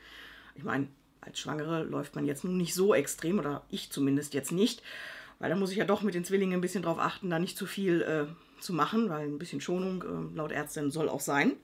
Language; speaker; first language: German; native; German